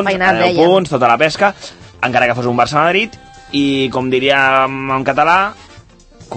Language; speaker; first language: Catalan; native; Catalan